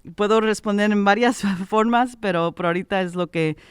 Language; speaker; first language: Spanish; early bilingual, heritage; Spanish